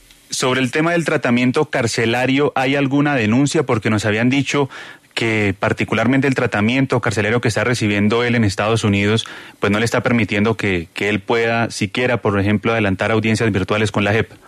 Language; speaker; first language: Spanish; native; Spanish